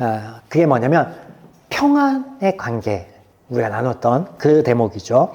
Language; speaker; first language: Korean; native; Korean